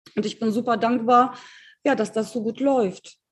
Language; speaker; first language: German; early bilingual, other home language; Polish